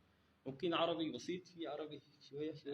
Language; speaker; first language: Arabic; native; Arabic